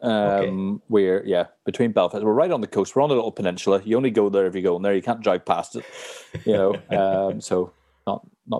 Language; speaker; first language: English; native; English